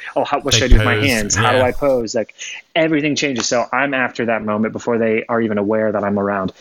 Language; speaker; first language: English; native; English